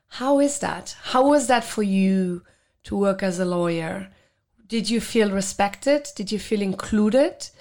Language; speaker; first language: English; non-native, fluent; Luxembourgish